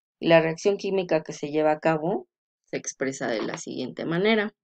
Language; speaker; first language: Spanish; native; Spanish